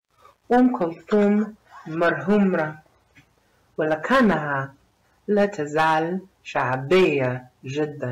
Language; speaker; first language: Arabic; non-native, learner; English